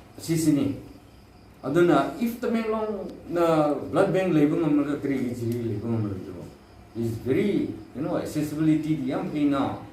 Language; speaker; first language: Manipuri; non-native, local second language; Rongmei Naga